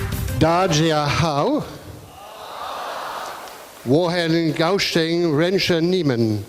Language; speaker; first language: Chinese; non-native, learner; German